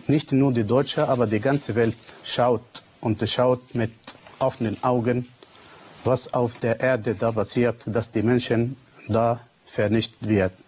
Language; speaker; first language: German; non-native, fluent; Arabic